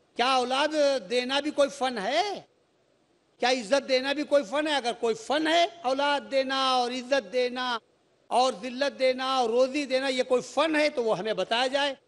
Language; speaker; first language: Urdu; native; Urdu